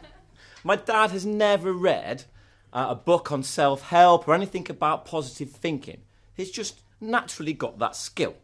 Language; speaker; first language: English; native; English